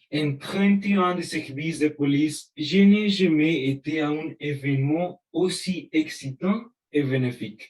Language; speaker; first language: French; non-native, learner; Spanish